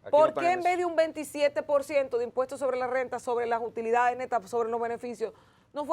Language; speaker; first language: Spanish; native; Spanish